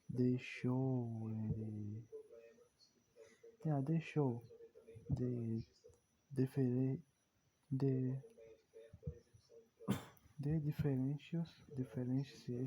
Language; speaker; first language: English; non-native, learner; Portuguese